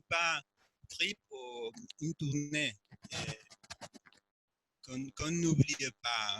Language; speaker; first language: French; non-native, fluent; Spanish